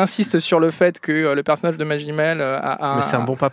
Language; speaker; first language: French; native; French